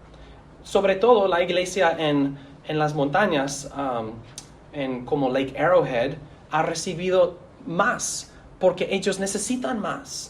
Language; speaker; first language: Spanish; non-native, fluent; English